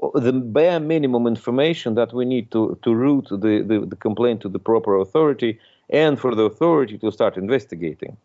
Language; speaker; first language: English; non-native, fluent; Russian